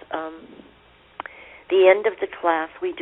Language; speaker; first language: English; native; English